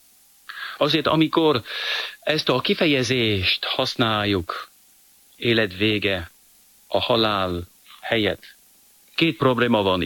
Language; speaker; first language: Hungarian; non-native, fluent; French